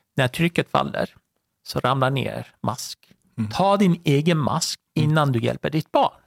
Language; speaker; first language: Swedish; non-native, fluent; Persian